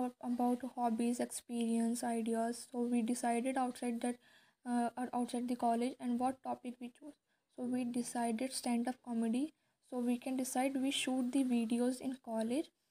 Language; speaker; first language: English; non-native, local second language; Hindi